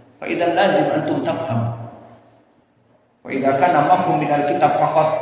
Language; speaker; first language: Arabic; non-native, learner; Indonesian